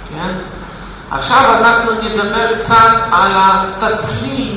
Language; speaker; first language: Hebrew; non-native, fluent; Russian